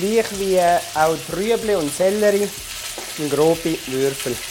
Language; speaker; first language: German; native; German